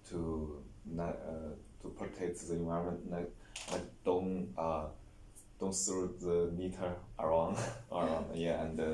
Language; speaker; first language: English; non-native, learner; Chinese